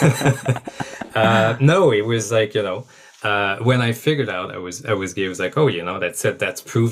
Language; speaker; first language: English; non-native, fluent; French